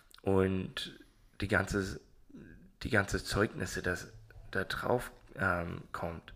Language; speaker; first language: German; non-native, learner; English